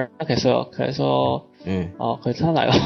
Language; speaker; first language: Korean; non-native, learner; Chinese